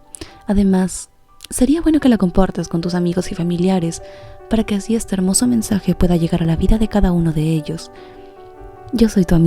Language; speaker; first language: Spanish; native; Spanish